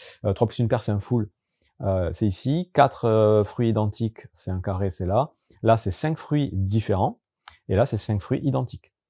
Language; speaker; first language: French; native; French